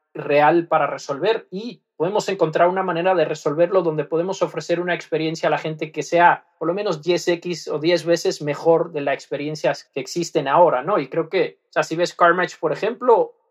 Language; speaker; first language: Spanish; non-native, fluent; Dutch